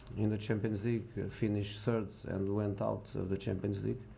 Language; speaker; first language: English; non-native, fluent; Portuguese